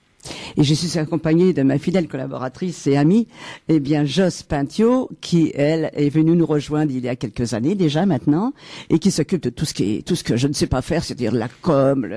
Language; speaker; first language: French; native; French